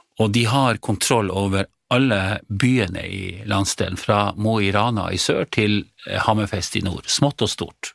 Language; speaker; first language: Norwegian; native; Norwegian